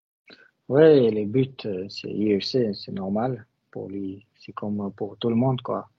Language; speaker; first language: French; non-native, learner; Russian